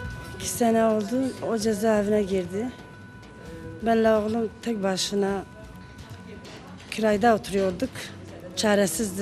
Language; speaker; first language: Turkish; non-native, local second language; Kurdish